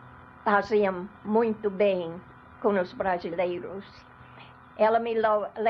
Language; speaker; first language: Portuguese; non-native, fluent; English